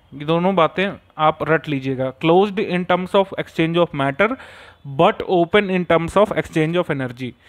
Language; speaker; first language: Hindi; native; Hindi